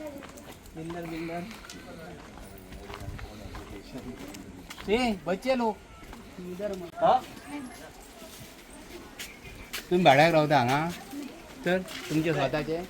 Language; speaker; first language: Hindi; non-native, local second language; Konkani